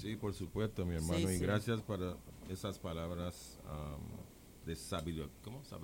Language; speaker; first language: Spanish; non-native, local second language; English